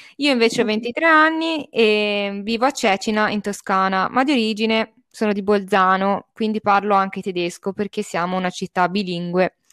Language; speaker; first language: Italian; native; Italian